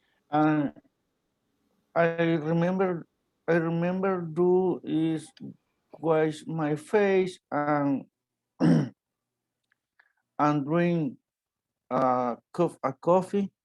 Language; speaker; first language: English; non-native, learner; Spanish